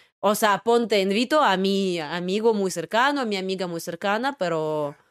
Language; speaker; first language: Spanish; non-native, fluent; Russian